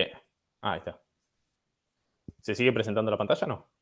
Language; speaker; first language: Spanish; native; Spanish